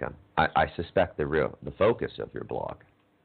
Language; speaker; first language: English; native; English